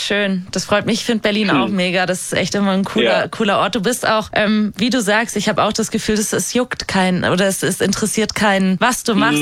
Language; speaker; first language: German; native; German